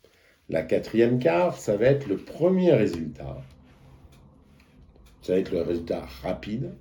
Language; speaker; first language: French; native; French